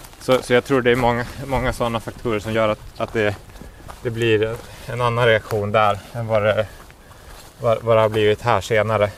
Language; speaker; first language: Swedish; native; Swedish